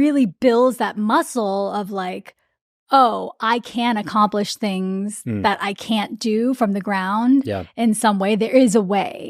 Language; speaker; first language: English; early bilingual, other home language; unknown